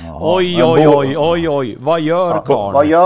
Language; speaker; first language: Swedish; native; Swedish